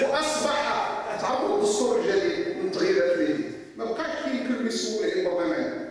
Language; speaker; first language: Arabic; native; Arabic